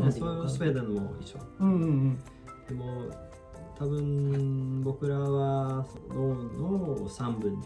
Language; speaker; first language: Japanese; non-native, learner; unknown